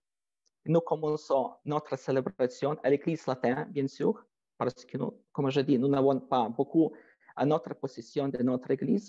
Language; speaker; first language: French; non-native, fluent; Ukrainian